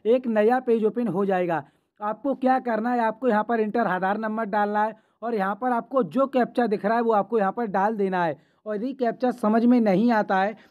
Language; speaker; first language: Hindi; native; Hindi